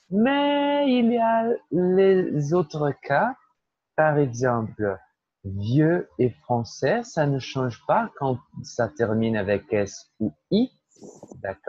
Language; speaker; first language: French; non-native, fluent; Portuguese